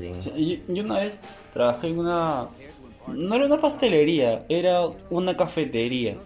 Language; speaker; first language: Spanish; native; Spanish